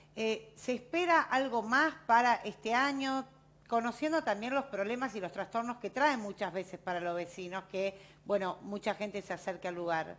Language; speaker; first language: Spanish; native; Spanish